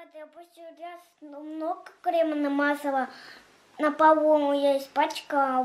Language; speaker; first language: Russian; native; Russian